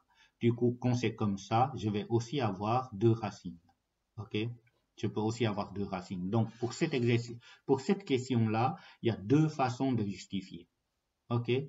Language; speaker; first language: French; non-native, fluent; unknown